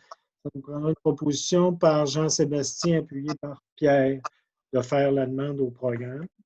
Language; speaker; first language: French; native; French